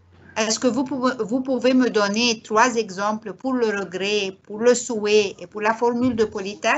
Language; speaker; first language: French; non-native, learner; Arabic